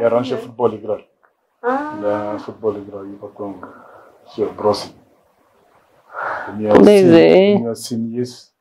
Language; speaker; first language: Russian; non-native, learner; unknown